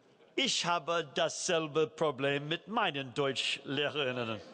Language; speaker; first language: German; non-native, fluent; English